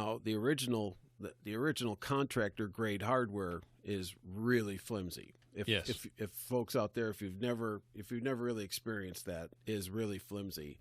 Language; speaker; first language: English; native; English